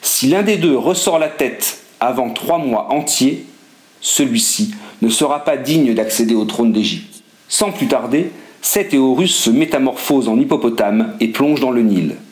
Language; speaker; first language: French; native; French